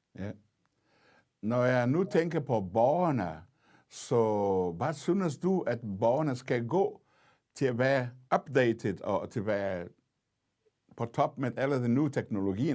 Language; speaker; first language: Danish; non-native, fluent; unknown